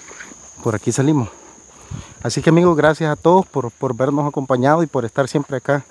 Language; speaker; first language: Spanish; native; Spanish